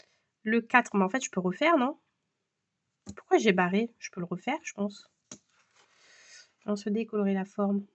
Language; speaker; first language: French; native; French